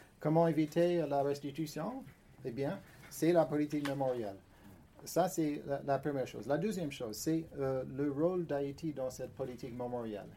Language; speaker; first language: French; non-native, fluent; English